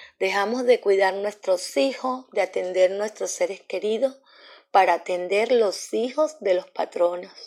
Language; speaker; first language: Spanish; native; Spanish